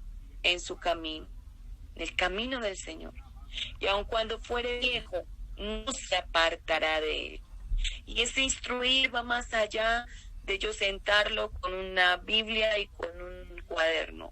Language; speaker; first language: Spanish; native; Spanish